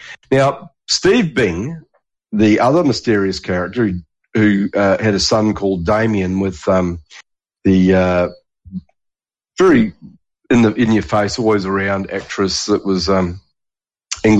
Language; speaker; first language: English; native; English